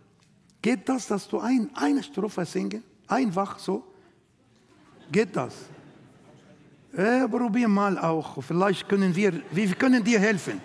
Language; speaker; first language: German; non-native, learner; Arabic